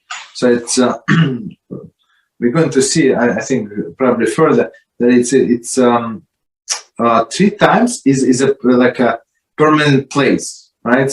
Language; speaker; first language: English; non-native, fluent; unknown